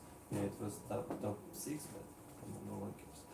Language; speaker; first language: English; non-native, learner; Russian